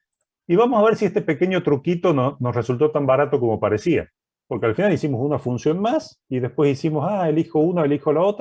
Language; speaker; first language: Spanish; native; Spanish